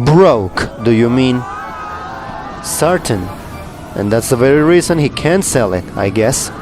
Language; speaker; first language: English; non-native, fluent; Spanish